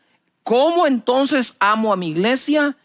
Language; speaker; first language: Spanish; native; Spanish